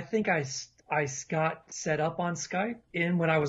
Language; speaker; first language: English; native; English